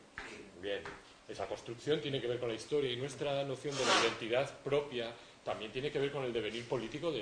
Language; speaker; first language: Spanish; native; Spanish